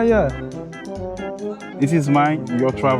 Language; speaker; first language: English; non-native, learner; French